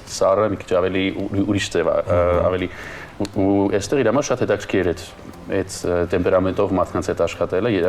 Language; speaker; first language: Armenian; native; Armenian